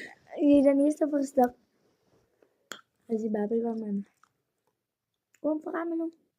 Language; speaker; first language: Dutch; non-native, learner; Afrikaans